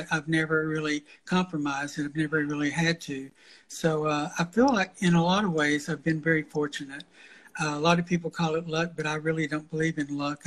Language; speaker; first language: English; native; English